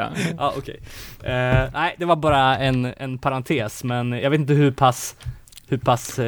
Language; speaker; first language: Swedish; native; Swedish